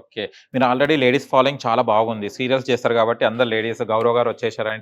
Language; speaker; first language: Telugu; native; Telugu